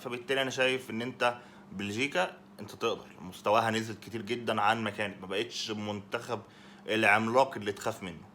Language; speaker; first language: Arabic; native; Arabic